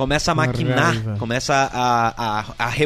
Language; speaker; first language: Portuguese; native; Portuguese